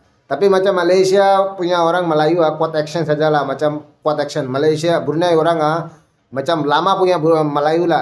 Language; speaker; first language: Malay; non-native, fluent; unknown